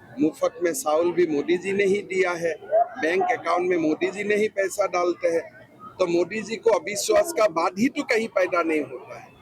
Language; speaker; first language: Hindi; non-native, local second language; Assamese